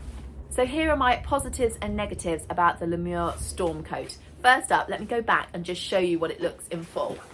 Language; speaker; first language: English; native; English